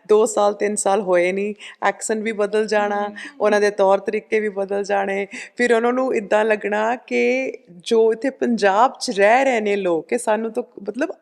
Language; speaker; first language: Punjabi; early bilingual, heritage; Punjabi